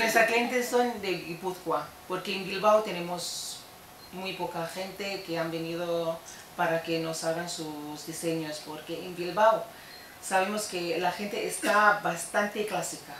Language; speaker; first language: Spanish; non-native, fluent; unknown